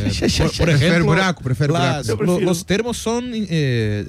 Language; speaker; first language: Spanish; non-native, learner; Portuguese